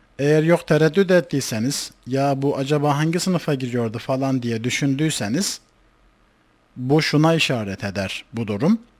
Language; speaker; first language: Turkish; native; Turkish